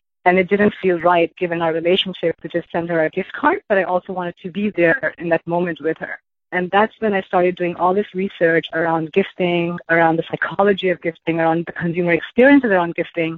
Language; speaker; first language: English; non-native, local second language; Hindi